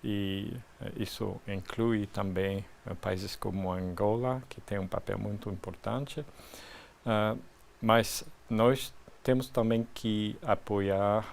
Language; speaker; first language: Portuguese; non-native, fluent; French